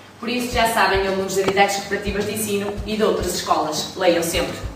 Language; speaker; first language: Portuguese; native; Portuguese